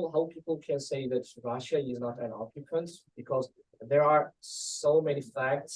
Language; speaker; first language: English; non-native, learner; Georgian